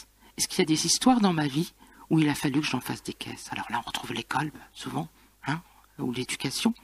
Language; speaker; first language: French; native; French